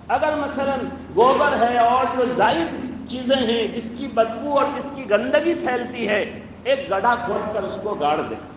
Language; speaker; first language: Urdu; non-native, local second language; Bangla